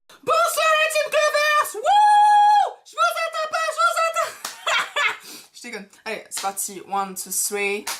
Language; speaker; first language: French; native; French